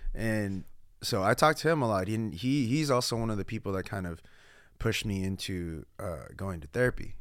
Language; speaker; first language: English; early bilingual, other home language; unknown